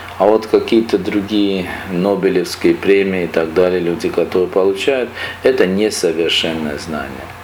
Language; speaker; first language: Russian; non-native, local second language; Armenian